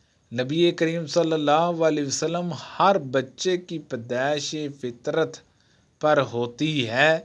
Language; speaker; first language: Urdu; native; Urdu